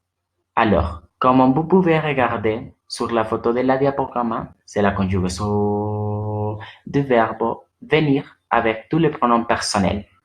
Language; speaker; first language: French; non-native, learner; Spanish